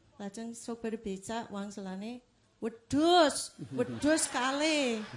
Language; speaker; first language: Javanese; non-native, fluent; English